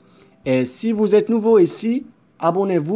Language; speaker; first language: French; non-native, local second language; Arabic